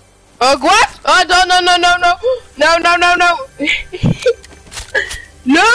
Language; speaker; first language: English; non-native, learner; French